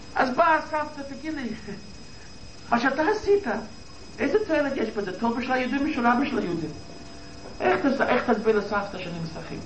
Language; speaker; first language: Hebrew; non-native, fluent; English